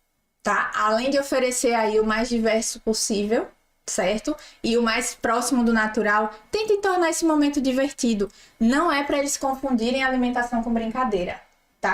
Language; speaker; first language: Portuguese; native; Portuguese